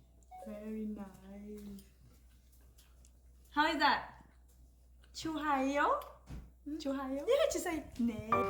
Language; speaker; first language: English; non-native, fluent; Vietnamese